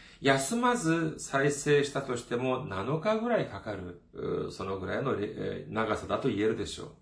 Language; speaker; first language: Japanese; non-native, fluent; Korean